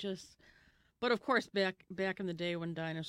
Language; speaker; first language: English; native; English